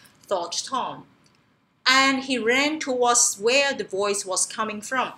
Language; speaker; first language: English; non-native, local second language; Cantonese